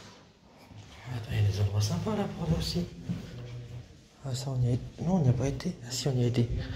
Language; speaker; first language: French; native; French